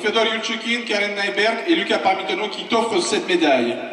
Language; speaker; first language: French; non-native, fluent; Russian